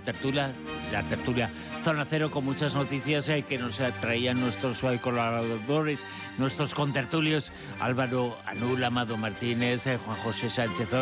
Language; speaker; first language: Spanish; native; Spanish